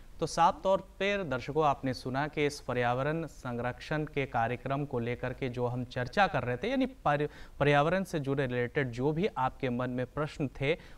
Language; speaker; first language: Hindi; native; Hindi